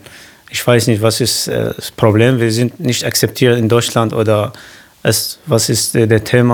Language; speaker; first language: German; non-native, local second language; Kurdish